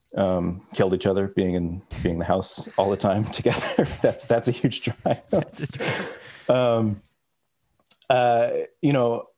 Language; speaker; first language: English; native; English